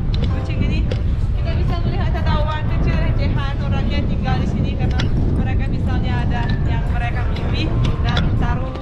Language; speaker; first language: Indonesian; non-native, fluent; Russian